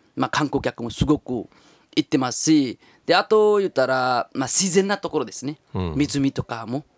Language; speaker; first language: Japanese; non-native, fluent; Nepali